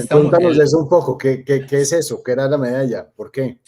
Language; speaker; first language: Spanish; native; Spanish